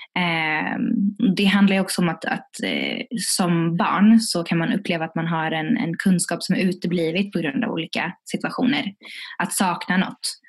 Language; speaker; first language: Swedish; early bilingual, other home language; Tigrinya